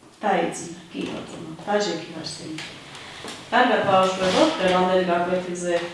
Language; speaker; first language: Georgian; non-native, local second language; Armenian